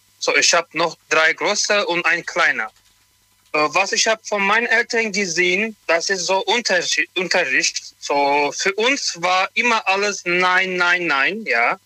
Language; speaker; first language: German; non-native, learner; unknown